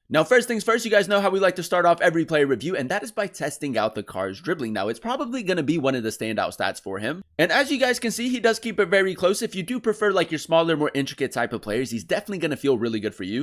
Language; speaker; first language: English; native; English